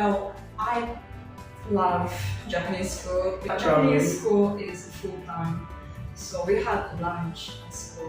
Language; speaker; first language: English; non-native, fluent; Portuguese